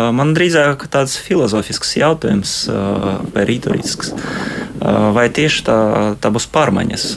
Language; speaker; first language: Latvian; non-native, local second language; Russian